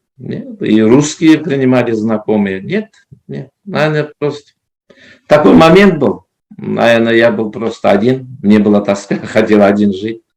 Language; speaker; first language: Russian; non-native, local second language; Kazakh